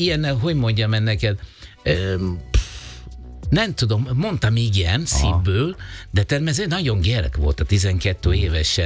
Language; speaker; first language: Hungarian; non-native, fluent; Italian